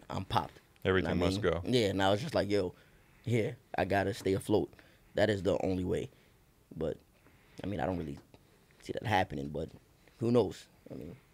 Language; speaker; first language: English; native; English